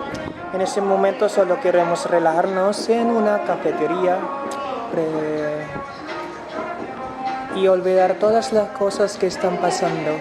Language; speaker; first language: Spanish; non-native, fluent; Filipino